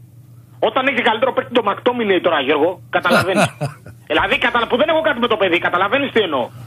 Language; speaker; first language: Greek; native; Greek